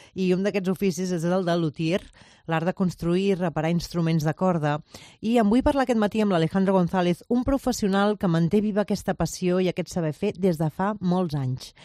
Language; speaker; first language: Catalan; non-native, local second language; Spanish